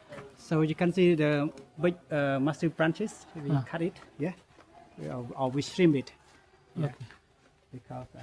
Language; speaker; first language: English; non-native, local second language; Khmer